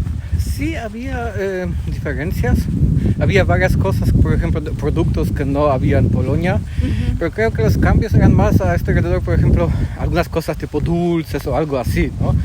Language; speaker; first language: Spanish; non-native, fluent; Polish